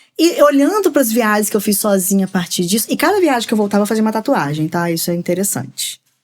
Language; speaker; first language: Portuguese; native; Portuguese